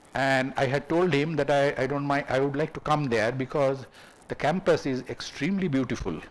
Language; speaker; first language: English; non-native, local second language; Bangla